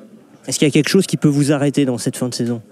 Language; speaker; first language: French; native; French